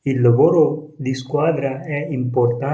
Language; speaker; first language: Italian; non-native, fluent; Urdu